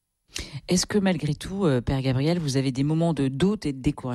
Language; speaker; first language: French; native; French